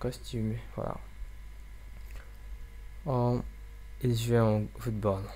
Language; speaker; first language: French; non-native, learner; English